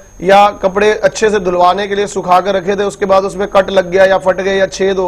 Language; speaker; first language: Hindi; native; Hindi